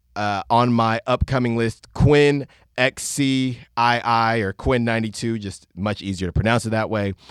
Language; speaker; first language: English; early bilingual, other home language; Spanish